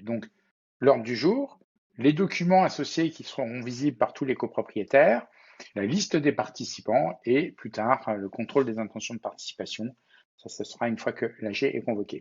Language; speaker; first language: French; native; French